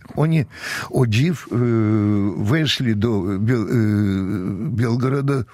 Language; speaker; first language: Polish; non-native, fluent; Russian